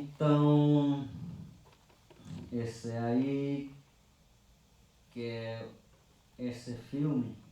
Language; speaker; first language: Portuguese; non-native, local second language; Yanomámi